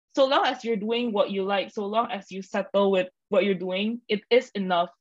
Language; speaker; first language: English; non-native, fluent; Indonesian